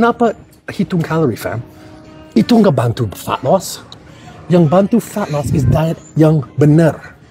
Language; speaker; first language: Indonesian; non-native, fluent; English